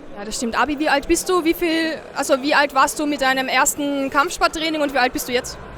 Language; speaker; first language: German; native; German